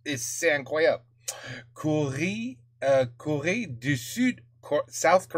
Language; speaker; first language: French; non-native, learner; English